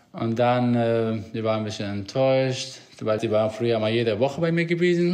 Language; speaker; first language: German; non-native, fluent; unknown